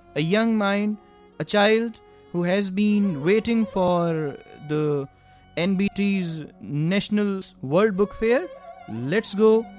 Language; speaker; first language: English; non-native, local second language; Hindi